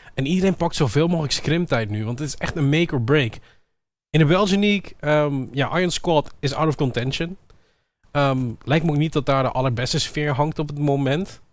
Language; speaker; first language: Dutch; native; Dutch